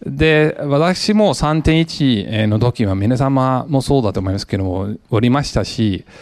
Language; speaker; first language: Japanese; non-native, fluent; English